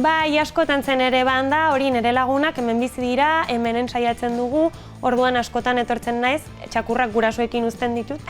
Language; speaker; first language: Basque; non-native, local second language; Spanish